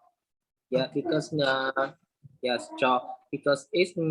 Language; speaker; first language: English; non-native, learner; Vietnamese